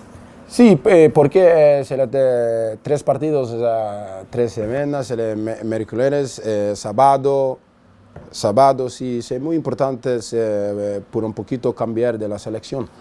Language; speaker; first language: Spanish; non-native, learner; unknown